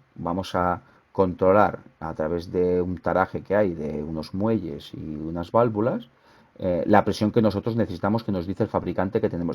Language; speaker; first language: Spanish; native; Spanish